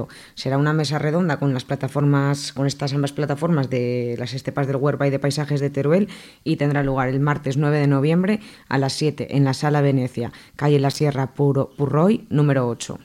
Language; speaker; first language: Spanish; native; Spanish